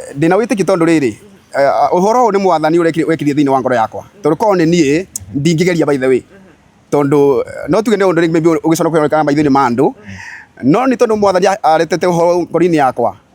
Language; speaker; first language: Kikuyu; non-native, local second language; Embu